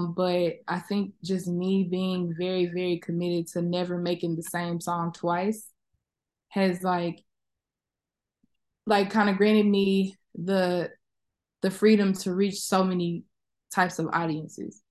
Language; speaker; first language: English; native; English